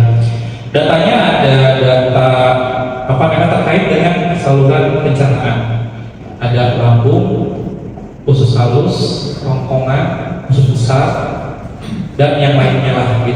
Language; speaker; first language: Indonesian; native; Indonesian